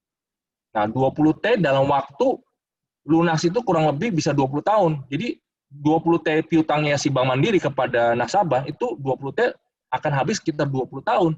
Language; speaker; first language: Indonesian; native; Indonesian